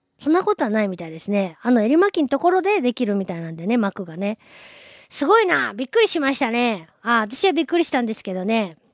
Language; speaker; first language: Japanese; native; Japanese